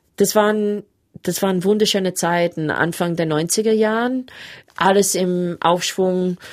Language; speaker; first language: German; non-native, fluent; English